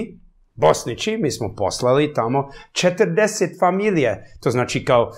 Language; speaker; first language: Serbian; early bilingual, heritage; English